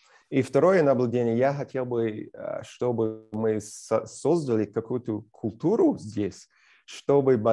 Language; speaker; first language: Russian; non-native, fluent; English